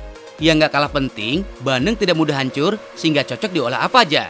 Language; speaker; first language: Indonesian; native; Indonesian